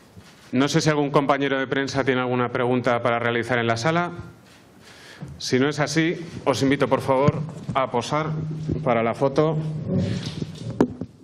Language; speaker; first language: Spanish; native; Spanish